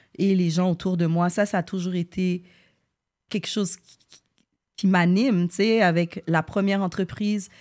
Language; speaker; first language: French; native; French